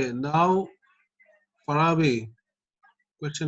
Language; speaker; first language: English; non-native, local second language; Bangla